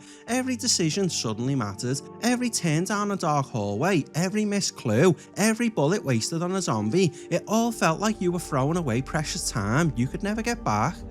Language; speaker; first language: English; native; English